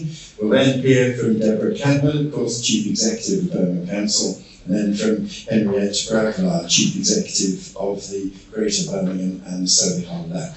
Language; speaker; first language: English; native; English